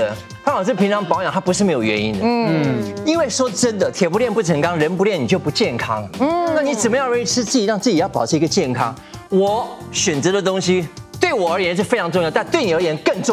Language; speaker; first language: Chinese; native; Chinese